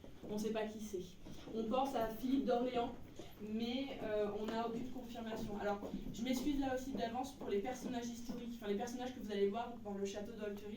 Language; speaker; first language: French; native; French